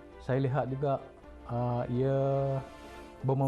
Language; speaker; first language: Malay; native; Malay